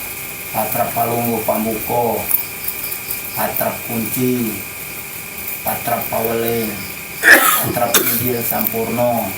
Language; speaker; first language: Indonesian; non-native, local second language; Javanese